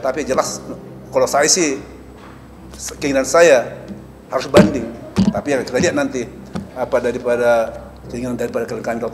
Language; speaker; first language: Indonesian; native; Indonesian